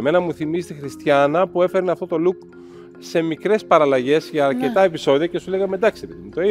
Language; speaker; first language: Greek; native; Greek